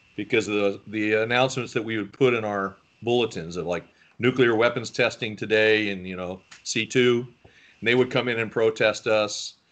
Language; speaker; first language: English; native; English